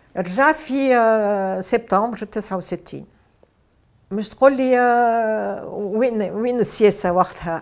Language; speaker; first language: Arabic; native; Arabic